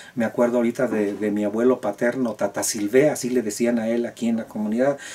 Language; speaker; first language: Spanish; native; Spanish